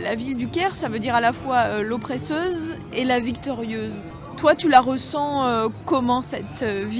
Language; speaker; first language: French; native; French